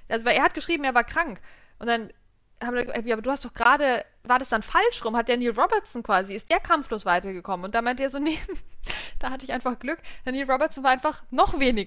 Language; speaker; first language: German; native; German